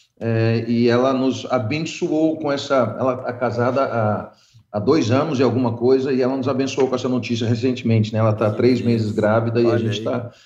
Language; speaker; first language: Portuguese; early bilingual, other home language; English